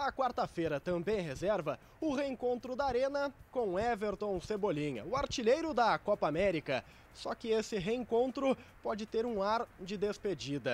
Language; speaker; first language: Portuguese; native; Portuguese